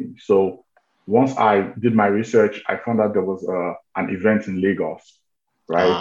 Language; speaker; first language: English; non-native, local second language; Yoruba